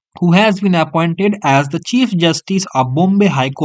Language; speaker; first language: English; non-native, local second language; Bangla